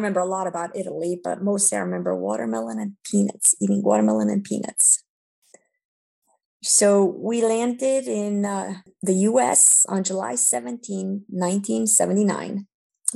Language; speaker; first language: English; early bilingual, other home language; Romanian